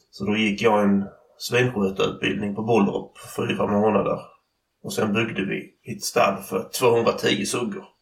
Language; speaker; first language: Swedish; native; Swedish